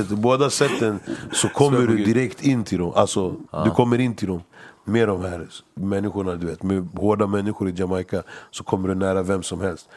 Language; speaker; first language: Swedish; early bilingual, other home language; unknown